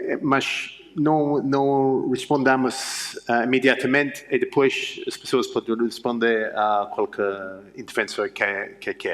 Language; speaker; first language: Portuguese; non-native, learner; English